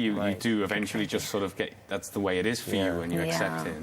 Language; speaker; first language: English; native; English